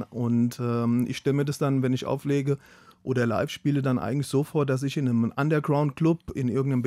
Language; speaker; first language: German; native; German